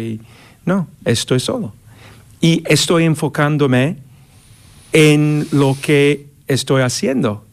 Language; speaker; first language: Spanish; non-native, fluent; English